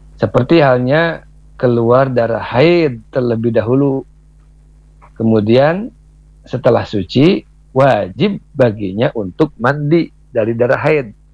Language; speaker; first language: Indonesian; non-native, local second language; Sundanese